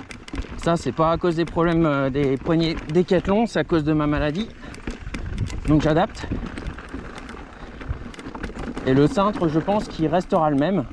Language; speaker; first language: French; native; French